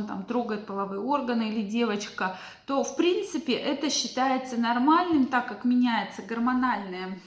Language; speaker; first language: Russian; native; Russian